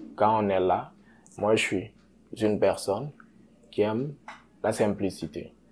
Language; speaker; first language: French; non-native, local second language; Susu